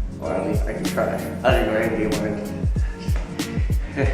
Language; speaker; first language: English; native; English